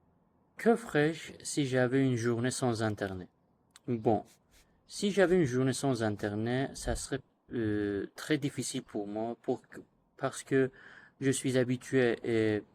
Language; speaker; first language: French; non-native, learner; Persian